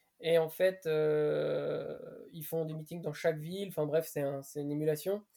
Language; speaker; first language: French; native; French